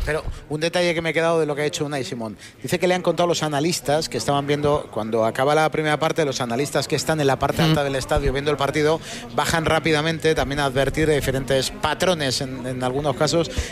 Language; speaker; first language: Spanish; native; Spanish